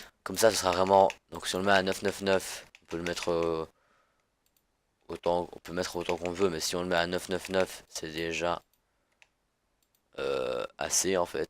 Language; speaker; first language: French; native; French